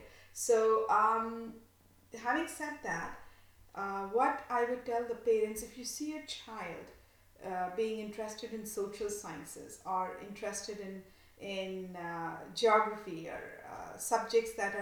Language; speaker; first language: English; non-native, local second language; Bangla